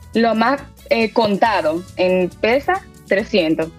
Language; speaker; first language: Spanish; early bilingual, heritage; Spanish